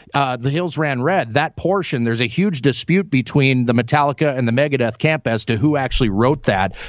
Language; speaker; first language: English; native; English